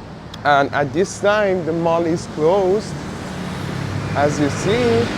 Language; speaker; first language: English; non-native, fluent; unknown